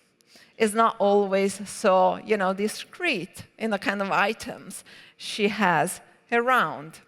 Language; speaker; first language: English; non-native, fluent; Italian